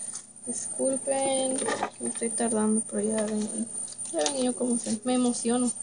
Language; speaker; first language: Spanish; early bilingual, heritage; Spanish